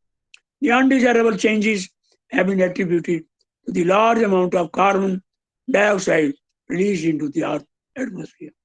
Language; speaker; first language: English; non-native, local second language; Hindi